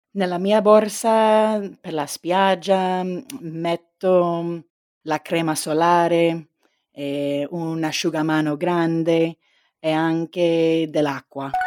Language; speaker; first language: Italian; non-native, fluent; English